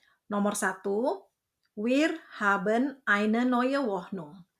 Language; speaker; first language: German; non-native, fluent; Indonesian